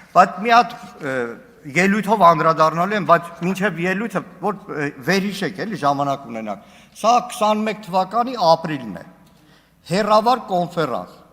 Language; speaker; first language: Armenian; native; Armenian